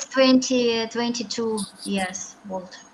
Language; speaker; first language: English; non-native, learner; Russian